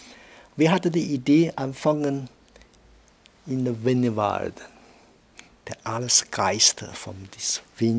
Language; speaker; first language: German; non-native, learner; Chinese